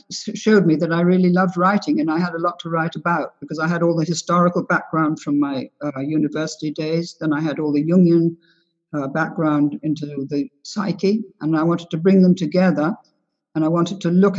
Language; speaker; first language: English; native; English